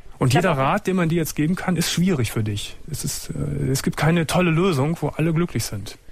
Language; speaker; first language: German; native; German